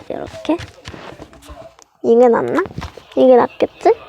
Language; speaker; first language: Korean; native; Korean